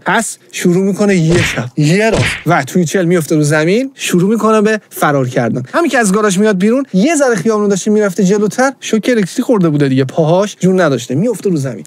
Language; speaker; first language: Persian; native; Persian